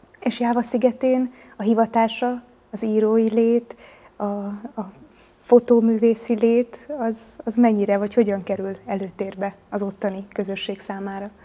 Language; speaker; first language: Hungarian; native; Hungarian